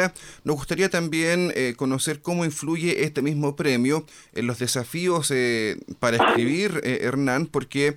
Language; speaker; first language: Spanish; native; Spanish